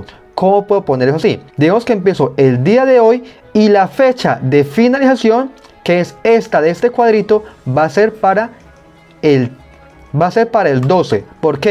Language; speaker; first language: Spanish; native; Spanish